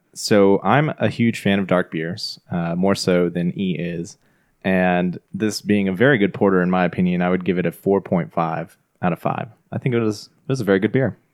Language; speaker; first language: English; native; English